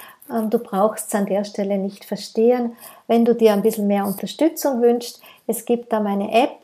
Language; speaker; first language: German; native; German